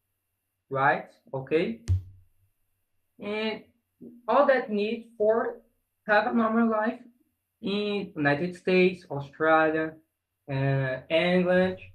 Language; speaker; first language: English; non-native, learner; Portuguese